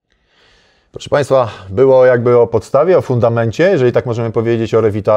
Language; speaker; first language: Polish; native; Polish